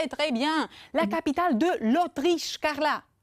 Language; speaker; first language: French; non-native, fluent; Romanian